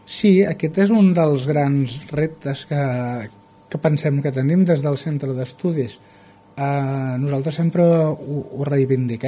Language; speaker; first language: Catalan; native; Catalan